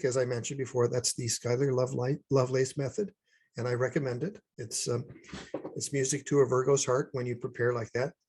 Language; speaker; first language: English; native; English